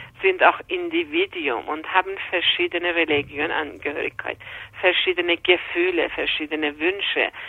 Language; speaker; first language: German; non-native, fluent; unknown